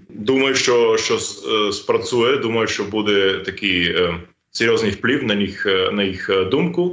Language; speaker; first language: Ukrainian; non-native, fluent; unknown